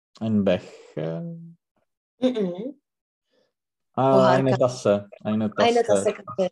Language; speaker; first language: German; non-native, learner; Czech